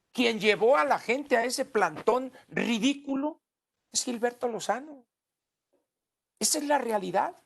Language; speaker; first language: Spanish; native; Spanish